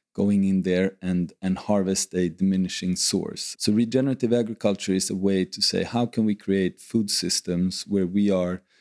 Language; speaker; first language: English; non-native, fluent; Swedish